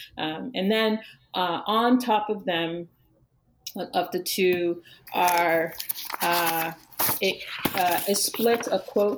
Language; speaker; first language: English; non-native, local second language; Yoruba